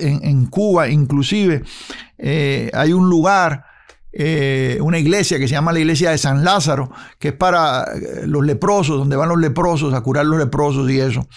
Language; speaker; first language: Spanish; native; Spanish